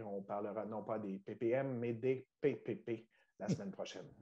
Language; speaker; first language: French; native; French